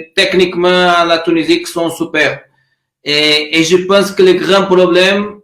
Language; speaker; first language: French; non-native, learner; Portuguese